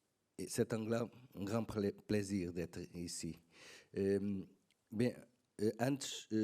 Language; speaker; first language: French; non-native, learner; Portuguese